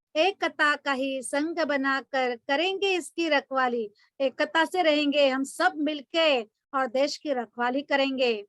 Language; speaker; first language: Hindi; non-native, local second language; Marathi